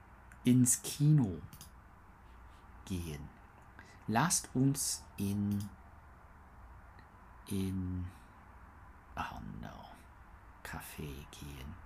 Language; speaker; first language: German; non-native, learner; English